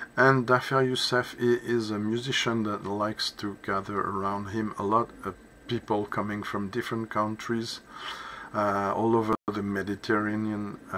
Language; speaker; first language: English; non-native, fluent; French